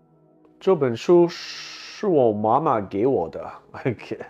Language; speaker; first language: Chinese; non-native, learner; English